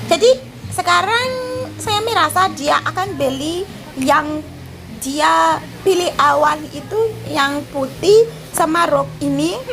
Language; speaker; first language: Indonesian; non-native, learner; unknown